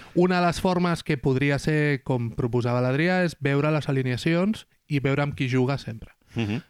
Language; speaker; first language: Catalan; non-native, local second language; Spanish